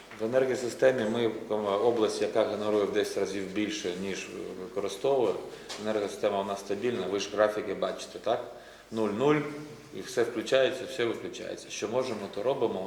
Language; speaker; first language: Ukrainian; native; Ukrainian